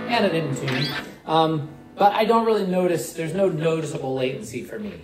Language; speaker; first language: English; native; English